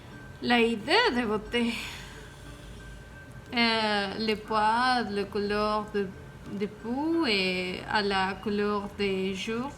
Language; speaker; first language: French; non-native, learner; Spanish